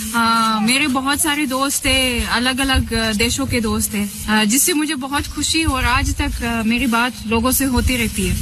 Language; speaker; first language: Hindi; non-native, fluent; Russian